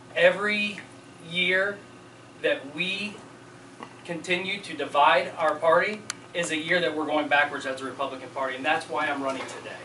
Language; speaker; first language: English; native; English